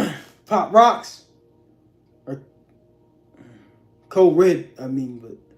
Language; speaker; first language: English; native; English